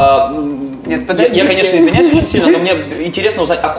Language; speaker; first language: Russian; native; Russian